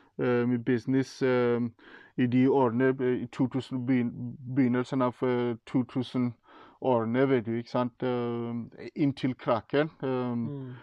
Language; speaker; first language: Norwegian; non-native, fluent; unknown